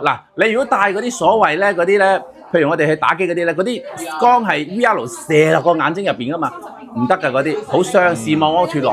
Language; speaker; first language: Cantonese; native; Cantonese